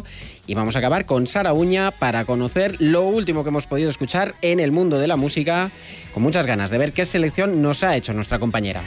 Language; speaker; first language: Spanish; native; Spanish